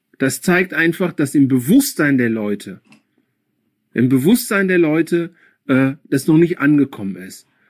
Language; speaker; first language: German; early bilingual, other home language; Akan